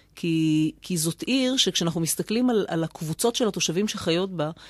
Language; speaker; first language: Hebrew; native; Hebrew